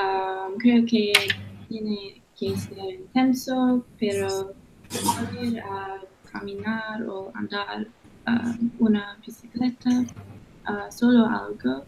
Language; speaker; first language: Spanish; non-native, learner; English